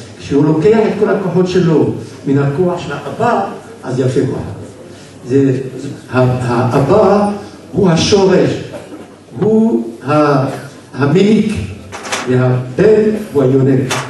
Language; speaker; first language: Hebrew; non-native, fluent; French